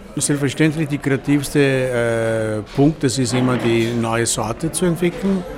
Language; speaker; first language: German; non-native, fluent; Italian